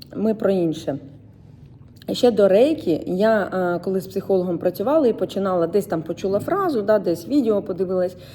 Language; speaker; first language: Ukrainian; non-native, local second language; Russian